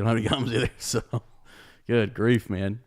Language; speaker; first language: English; native; English